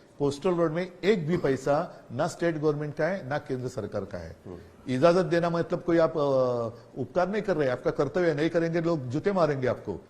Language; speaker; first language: Hindi; non-native, local second language; Marathi